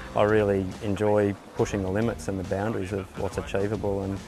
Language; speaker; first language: English; native; English